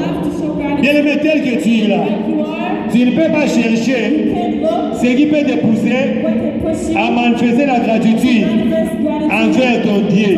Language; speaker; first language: French; non-native, local second language; Lingala